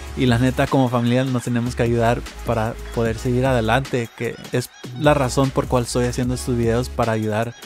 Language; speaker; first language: Spanish; early bilingual, heritage; Spanish